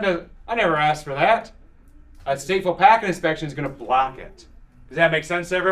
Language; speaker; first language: English; native; English